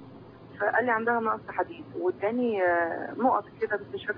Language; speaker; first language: Arabic; native; Arabic